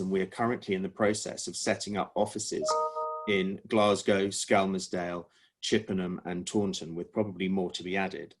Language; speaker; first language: English; native; English